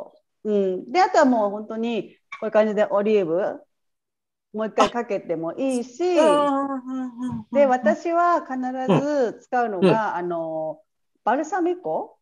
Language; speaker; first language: Japanese; native; Japanese